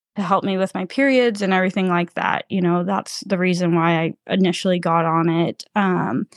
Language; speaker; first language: English; native; English